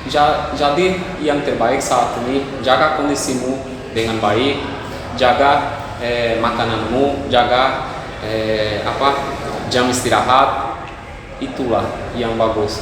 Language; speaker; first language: Indonesian; non-native, fluent; Portuguese